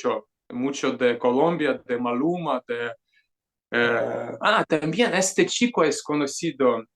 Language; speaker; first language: Spanish; non-native, fluent; Ukrainian